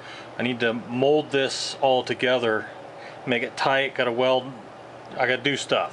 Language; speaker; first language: English; native; English